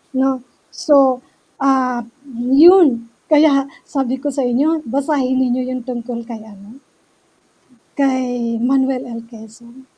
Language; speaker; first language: Filipino; native; Filipino